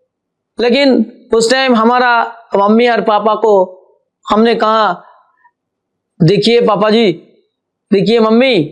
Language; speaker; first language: Hindi; non-native, local second language; Bangla